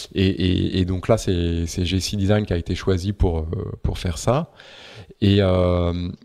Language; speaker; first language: French; native; French